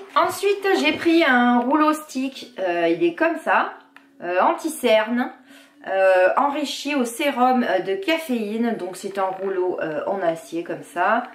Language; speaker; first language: French; native; French